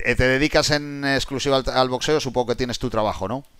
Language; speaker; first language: Spanish; native; Spanish